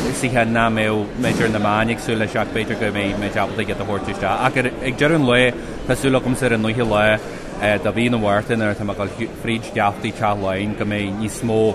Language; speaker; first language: Irish; native; Irish